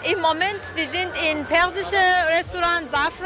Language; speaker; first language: German; non-native, learner; Persian